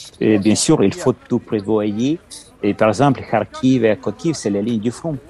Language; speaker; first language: French; non-native, learner; Ukrainian